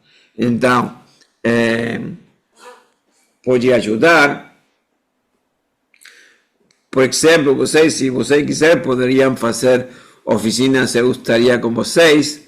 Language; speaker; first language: Portuguese; non-native, fluent; Spanish